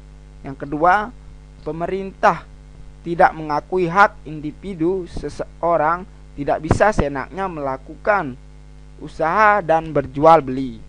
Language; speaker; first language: Indonesian; native; Indonesian